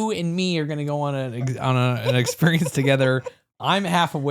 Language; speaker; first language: English; native; English